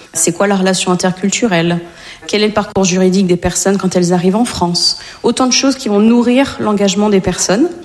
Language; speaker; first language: French; native; French